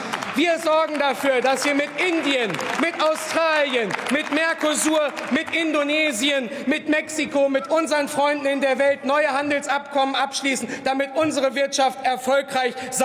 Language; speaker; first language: German; native; German